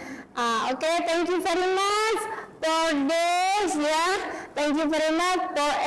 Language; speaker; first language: English; non-native, learner; Indonesian